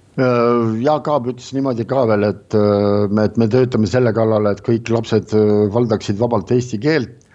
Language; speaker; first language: Estonian; non-native, local second language; Russian